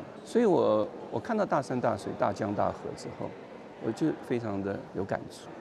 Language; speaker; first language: Chinese; native; Chinese